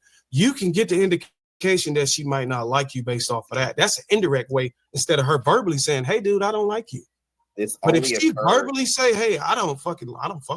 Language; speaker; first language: English; native; English